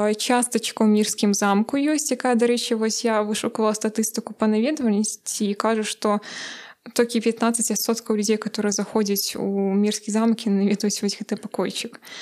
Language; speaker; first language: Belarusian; native; Belarusian